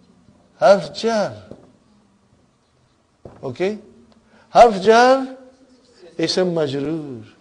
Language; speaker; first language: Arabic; non-native, fluent; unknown